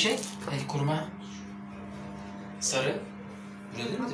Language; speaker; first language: Turkish; native; Turkish